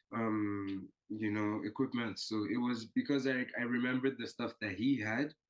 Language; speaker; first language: English; non-native, local second language; Yoruba